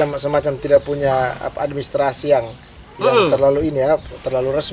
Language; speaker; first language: Indonesian; native; Indonesian